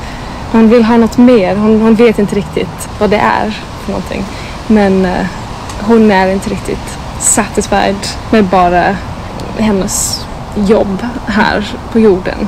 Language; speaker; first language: Swedish; non-native, fluent; English